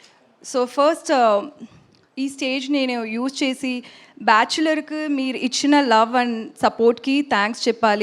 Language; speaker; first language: Telugu; non-native, learner; Tamil